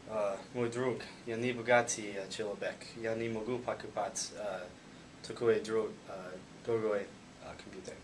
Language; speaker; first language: Russian; non-native, learner; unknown